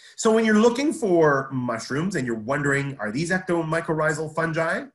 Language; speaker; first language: English; native; English